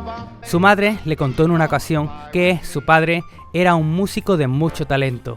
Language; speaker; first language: Spanish; native; Spanish